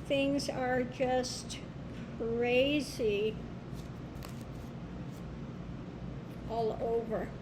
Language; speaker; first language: English; native; English